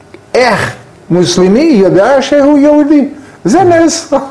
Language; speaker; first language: Hebrew; non-native, learner; Persian